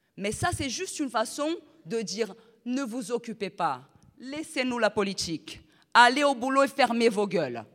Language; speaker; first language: French; non-native, fluent; Portuguese